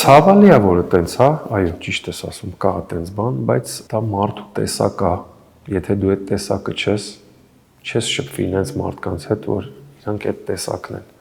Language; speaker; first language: Armenian; early bilingual, heritage; Armenian